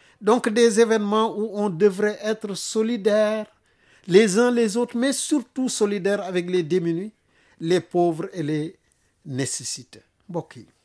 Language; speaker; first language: French; non-native, local second language; Wolof